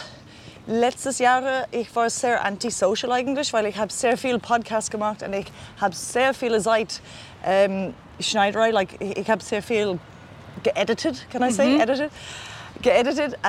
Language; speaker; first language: German; non-native, learner; English